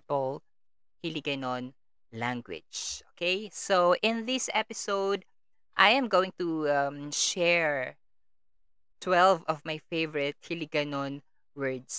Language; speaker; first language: English; non-native, local second language; Kinaray-a